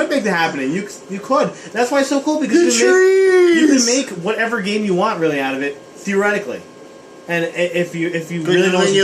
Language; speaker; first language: English; native; English